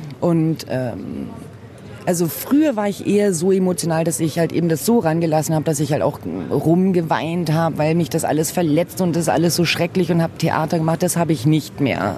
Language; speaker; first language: German; early bilingual, other home language; Portuguese